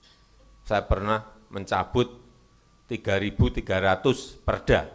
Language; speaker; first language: Indonesian; native; Indonesian